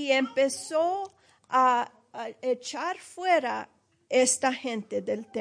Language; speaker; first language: Spanish; early bilingual, heritage; Spanish